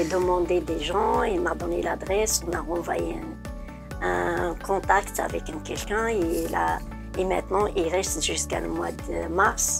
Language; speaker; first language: French; non-native, learner; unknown